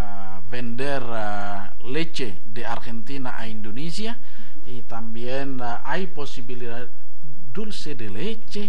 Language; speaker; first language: Spanish; non-native, learner; Indonesian